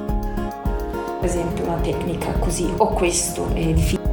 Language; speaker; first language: Italian; non-native, fluent; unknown